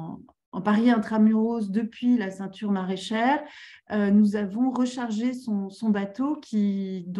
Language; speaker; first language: French; native; French